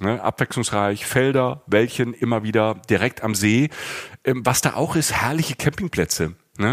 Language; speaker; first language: German; native; German